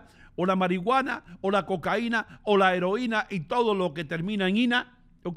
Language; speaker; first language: Spanish; native; Spanish